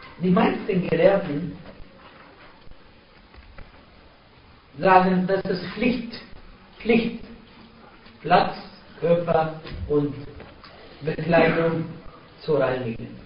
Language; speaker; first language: German; non-native, fluent; Arabic